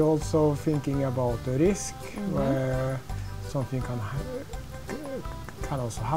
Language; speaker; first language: English; non-native, fluent; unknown